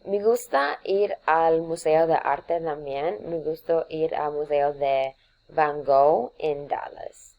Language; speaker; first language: Spanish; non-native, learner; English